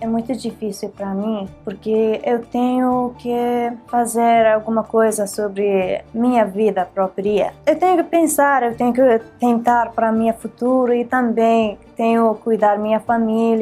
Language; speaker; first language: Portuguese; non-native, learner; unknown